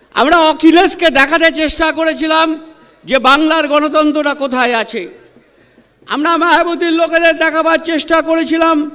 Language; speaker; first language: Bangla; native; Bangla